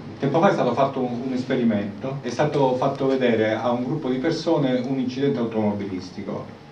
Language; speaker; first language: Italian; native; Italian